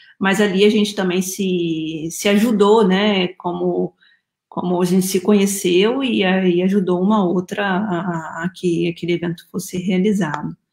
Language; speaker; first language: Portuguese; native; Portuguese